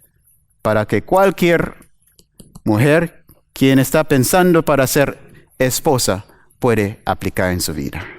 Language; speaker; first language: Spanish; non-native, learner; English